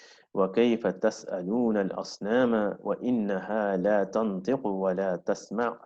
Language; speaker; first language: Arabic; non-native, fluent; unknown